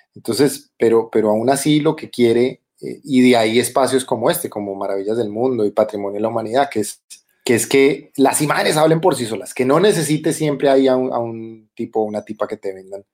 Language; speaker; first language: Spanish; native; Spanish